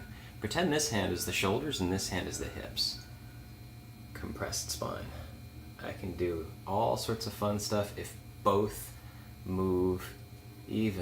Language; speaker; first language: English; native; English